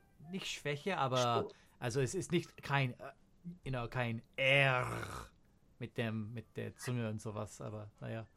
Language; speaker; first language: German; non-native, fluent; English